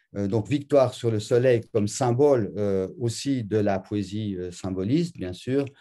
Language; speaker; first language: French; native; French